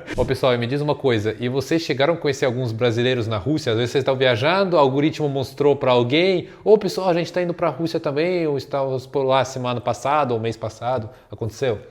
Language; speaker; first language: Portuguese; non-native, fluent; Russian